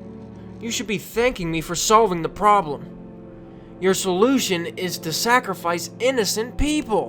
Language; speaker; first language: English; native; English